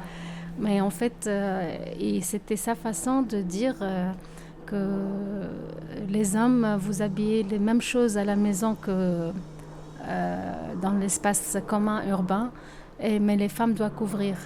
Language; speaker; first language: French; non-native, local second language; Arabic